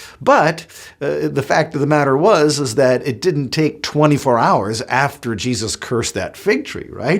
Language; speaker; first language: English; native; English